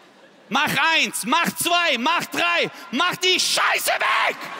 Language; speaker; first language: German; early bilingual, other home language; Turkish